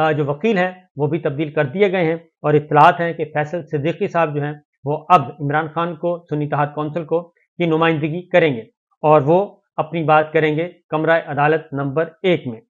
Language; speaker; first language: Urdu; native; Urdu